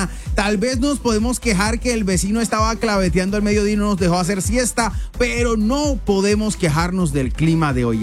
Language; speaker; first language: Spanish; native; Spanish